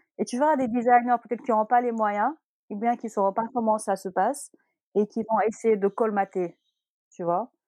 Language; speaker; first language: French; non-native, local second language; Wolof